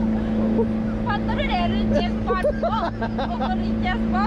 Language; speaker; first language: Swedish; non-native, learner; Thai